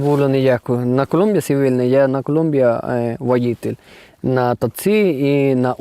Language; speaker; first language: Ukrainian; non-native, learner; Spanish